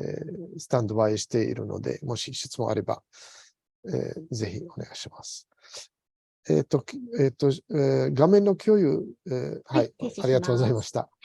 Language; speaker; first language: Japanese; non-native, fluent; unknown